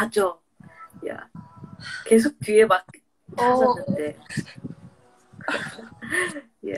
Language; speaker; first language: Korean; non-native, fluent; English